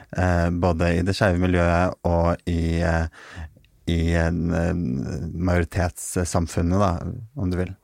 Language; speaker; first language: Norwegian; early bilingual, other home language; Arabic